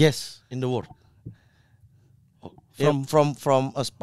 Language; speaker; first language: English; non-native, learner; Indonesian